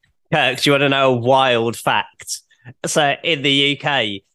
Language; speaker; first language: English; native; English